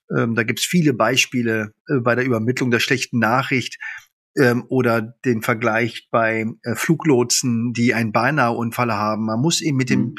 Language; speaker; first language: German; early bilingual, other home language; Arabic